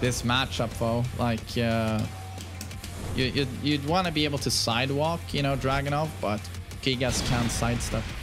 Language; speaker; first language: English; non-native, fluent; Swedish